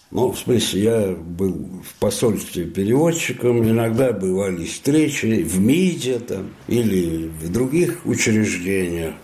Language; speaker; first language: Russian; non-native, fluent; Italian